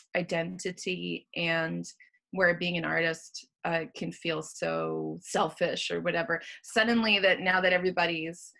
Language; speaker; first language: English; native; English